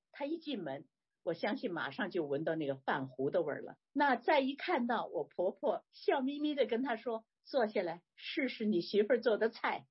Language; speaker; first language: Chinese; native; Chinese